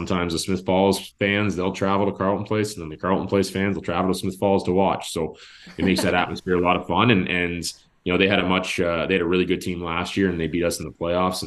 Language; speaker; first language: English; native; English